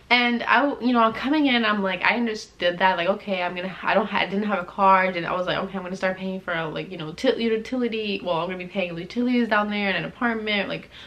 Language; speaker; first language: English; native; English